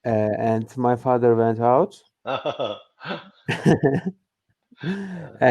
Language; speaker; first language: English; non-native, learner; Turkish